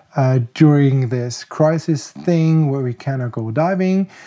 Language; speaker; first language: English; non-native, fluent; German